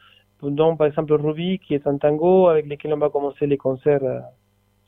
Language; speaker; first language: French; non-native, fluent; Spanish